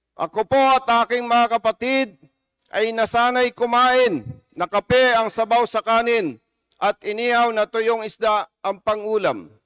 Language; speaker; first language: Filipino; native; Filipino